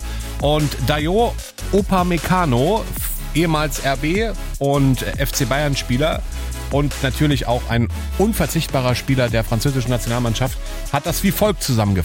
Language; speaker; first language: German; native; German